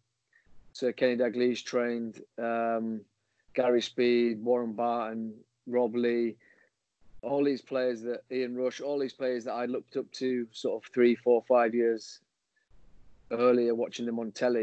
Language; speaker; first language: English; native; English